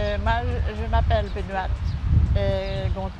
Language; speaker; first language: French; non-native, local second language; Réunion Creole French